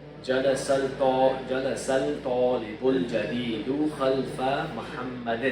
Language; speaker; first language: Arabic; non-native, fluent; English